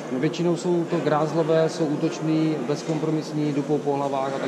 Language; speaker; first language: Czech; native; Czech